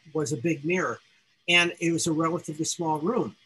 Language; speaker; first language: English; native; English